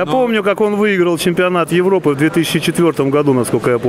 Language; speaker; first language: Russian; native; Russian